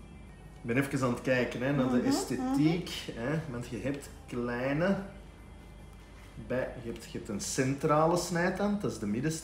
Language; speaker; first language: Dutch; native; Dutch